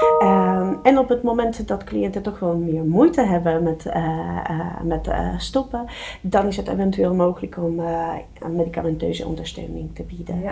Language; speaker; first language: Dutch; non-native, fluent; Czech